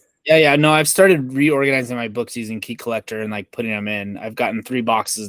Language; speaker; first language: English; native; English